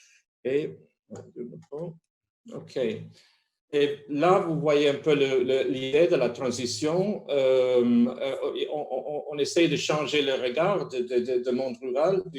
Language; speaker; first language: French; non-native, fluent; Spanish